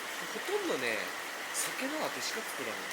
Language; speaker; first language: Japanese; native; Japanese